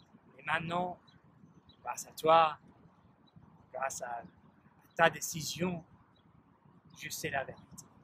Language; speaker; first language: French; non-native, learner; English